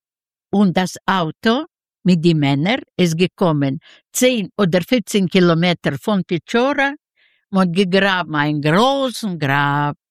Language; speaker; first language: German; non-native, learner; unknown